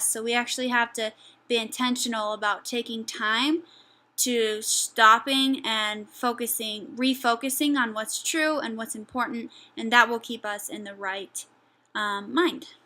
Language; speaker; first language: English; native; English